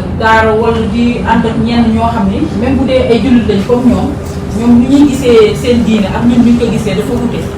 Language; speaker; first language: Wolof; non-native, local second language; Fula